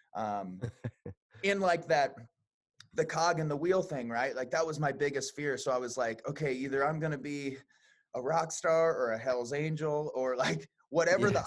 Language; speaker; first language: English; native; English